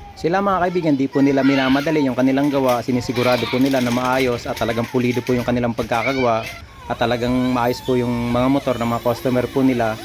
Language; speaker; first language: Filipino; native; Filipino